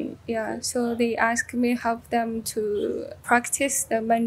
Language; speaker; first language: English; non-native, fluent; Chinese